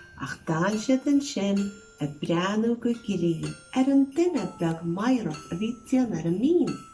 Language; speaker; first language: Irish; native; Irish